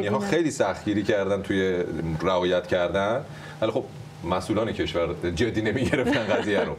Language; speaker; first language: Persian; native; Persian